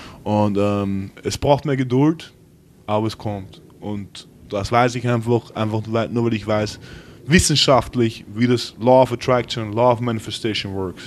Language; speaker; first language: German; native; German